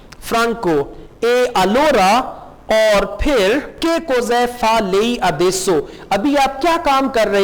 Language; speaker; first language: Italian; non-native, learner; Urdu